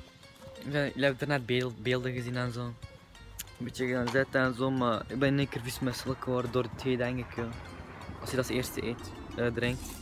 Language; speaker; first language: Dutch; early bilingual, heritage; Turkish